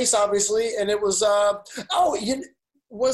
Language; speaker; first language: English; native; English